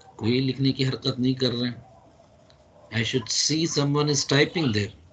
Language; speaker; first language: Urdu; native; Urdu